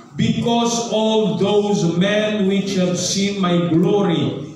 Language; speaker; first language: English; non-native, local second language; Filipino